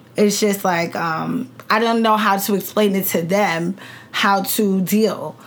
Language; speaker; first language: English; native; English